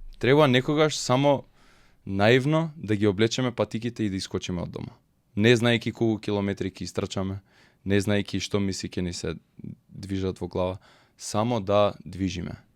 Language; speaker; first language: Macedonian; early bilingual, heritage; Macedonian